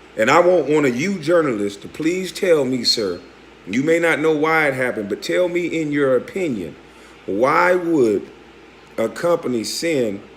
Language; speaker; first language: English; native; English